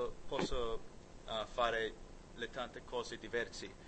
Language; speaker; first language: Italian; non-native, learner; English